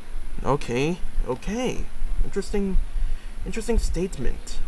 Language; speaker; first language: English; native; English